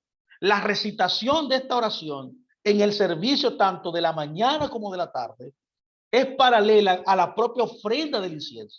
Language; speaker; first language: Spanish; native; Spanish